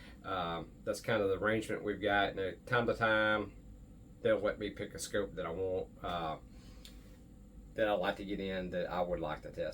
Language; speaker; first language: English; native; English